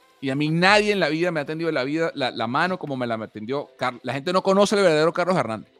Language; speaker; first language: Spanish; native; Spanish